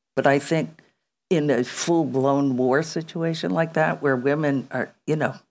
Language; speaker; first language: English; native; English